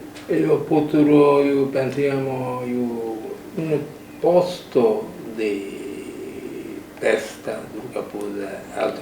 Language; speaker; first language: Italian; non-native, learner; Bangla